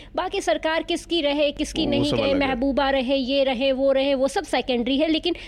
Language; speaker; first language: Hindi; native; Hindi